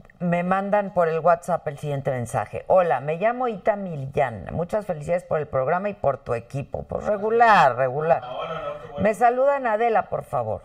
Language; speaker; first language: Spanish; native; Spanish